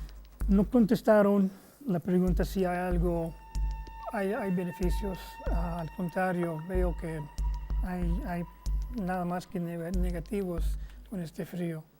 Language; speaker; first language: Spanish; non-native, fluent; English